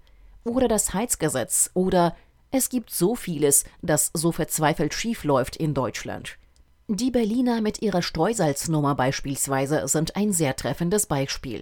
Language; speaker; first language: German; native; German